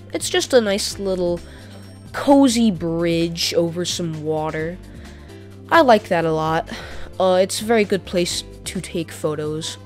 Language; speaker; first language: English; native; English